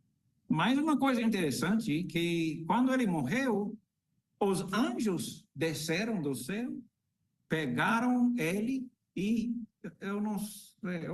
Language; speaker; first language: Portuguese; non-native, fluent; English